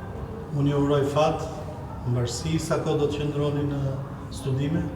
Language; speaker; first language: Albanian; native; Albanian